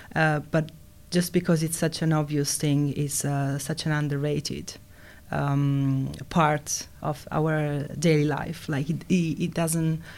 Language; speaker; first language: English; non-native, fluent; Italian